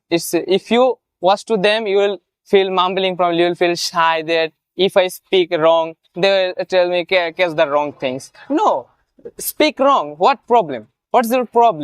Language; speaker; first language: English; non-native, learner; Bangla